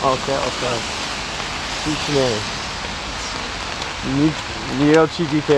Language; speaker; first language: Chinese; non-native, learner; English